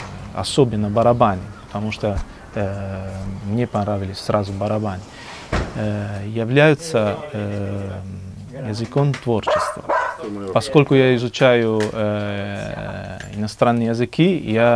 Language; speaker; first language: Russian; non-native, fluent; Italian